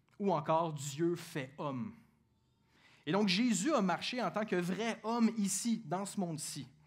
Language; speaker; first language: French; native; French